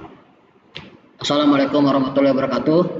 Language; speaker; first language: Indonesian; native; Indonesian